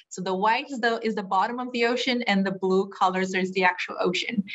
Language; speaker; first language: English; non-native, fluent; Portuguese